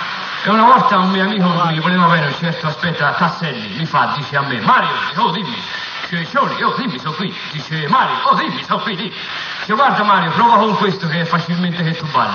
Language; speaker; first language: Italian; native; Italian